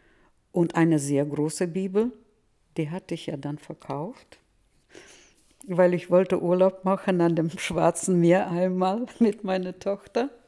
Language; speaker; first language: German; early bilingual, heritage; Russian